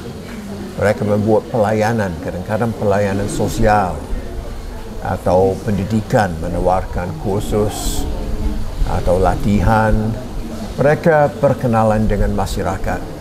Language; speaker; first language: Indonesian; non-native, fluent; English